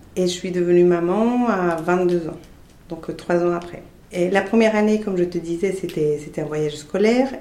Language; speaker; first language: French; non-native, fluent; Spanish